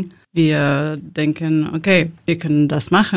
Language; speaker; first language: German; non-native, learner; Spanish